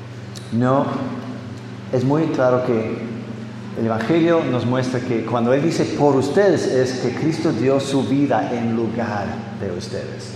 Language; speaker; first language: Spanish; non-native, fluent; English